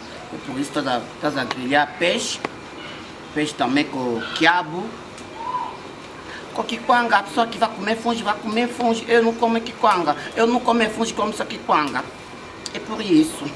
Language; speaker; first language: Portuguese; non-native, learner; Lingala